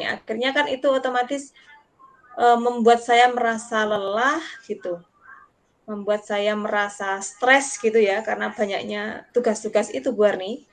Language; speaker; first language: Indonesian; non-native, local second language; Javanese